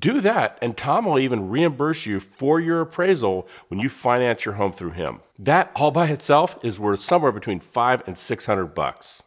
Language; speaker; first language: English; native; English